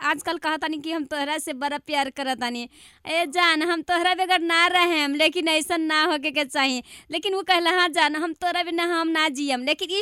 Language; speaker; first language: Bhojpuri; non-native, local second language; Maithili